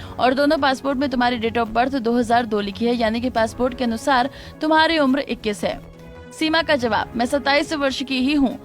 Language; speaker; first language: Hindi; native; Hindi